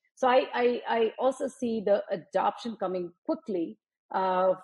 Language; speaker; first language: English; non-native, local second language; Hindi